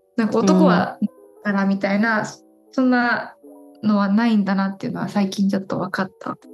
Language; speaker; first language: Japanese; native; Japanese